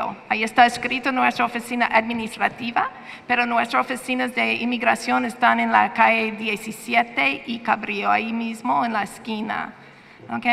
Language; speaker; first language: Spanish; non-native, fluent; English